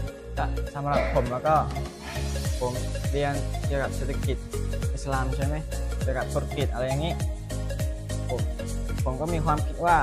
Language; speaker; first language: Thai; non-native, local second language; Malay